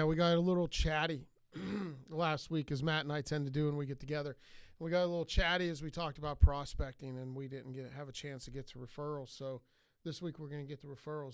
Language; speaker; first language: English; native; English